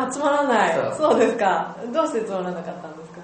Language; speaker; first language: Japanese; native; Japanese